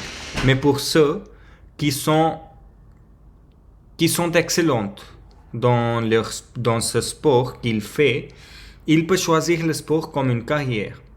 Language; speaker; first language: French; non-native, learner; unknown